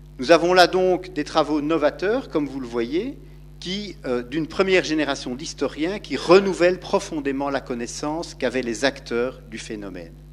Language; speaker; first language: French; native; French